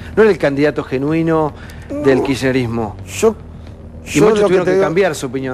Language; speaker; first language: Spanish; native; Spanish